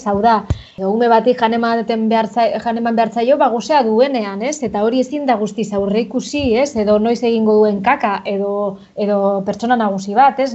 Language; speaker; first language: Basque; native; Basque